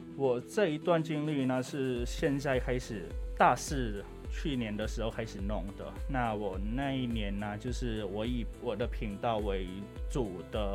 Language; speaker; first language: Chinese; non-native, fluent; Thai